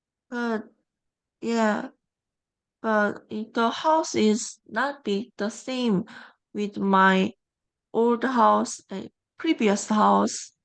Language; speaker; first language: English; non-native, learner; Korean